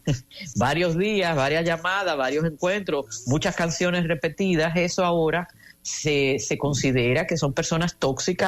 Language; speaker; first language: Spanish; native; Spanish